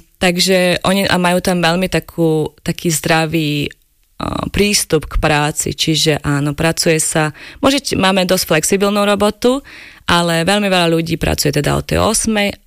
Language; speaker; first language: Slovak; native; Slovak